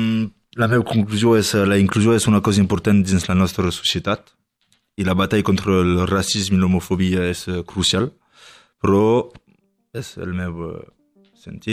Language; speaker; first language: Catalan; non-native, learner; French